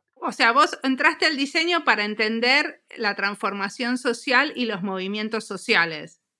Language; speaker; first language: Spanish; native; Spanish